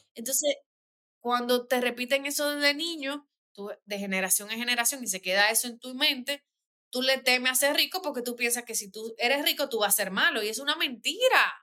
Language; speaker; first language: Spanish; native; Spanish